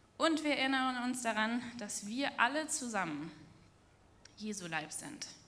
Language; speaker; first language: German; native; German